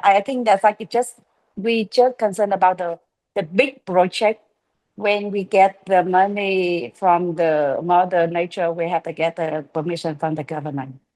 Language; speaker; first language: English; non-native, learner; Vietnamese